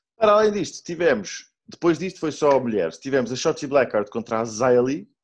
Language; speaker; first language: Portuguese; native; Portuguese